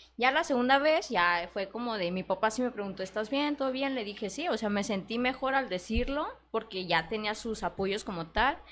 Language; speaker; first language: Spanish; native; Spanish